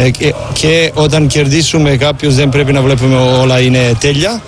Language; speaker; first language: Greek; non-native, learner; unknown